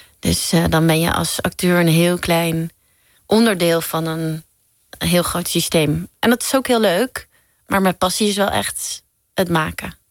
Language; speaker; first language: Dutch; native; Dutch